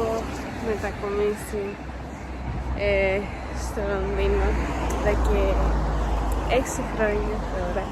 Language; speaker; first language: Greek; early bilingual, heritage; Greek